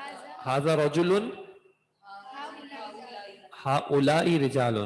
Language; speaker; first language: Arabic; non-native, fluent; Urdu